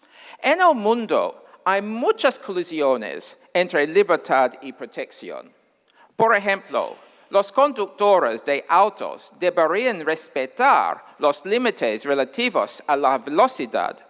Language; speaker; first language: Spanish; non-native, fluent; English